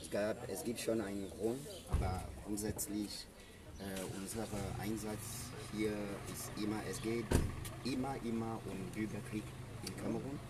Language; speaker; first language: German; non-native, learner; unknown